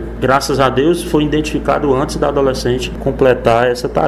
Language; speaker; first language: Portuguese; native; Portuguese